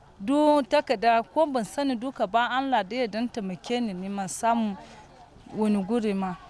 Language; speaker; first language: Hausa; non-native, local second language; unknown